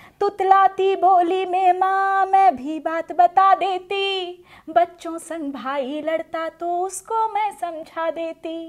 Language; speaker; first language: Hindi; native; Hindi